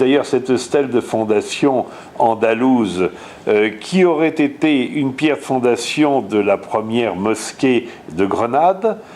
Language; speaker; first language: French; native; French